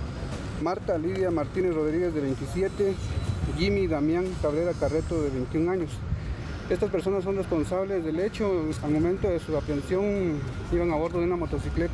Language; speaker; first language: Spanish; native; Spanish